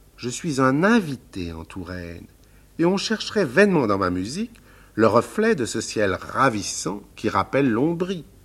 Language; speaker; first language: French; native; French